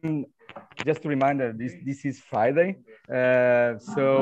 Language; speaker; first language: English; non-native, fluent; Portuguese